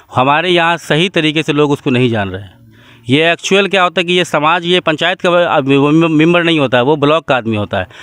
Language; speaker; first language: Hindi; native; Hindi